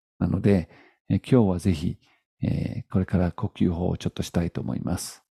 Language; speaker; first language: Japanese; non-native, fluent; English